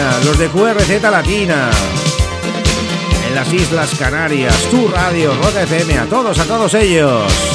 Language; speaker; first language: Spanish; native; Spanish